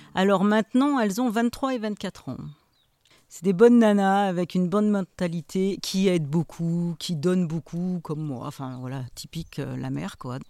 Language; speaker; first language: French; native; French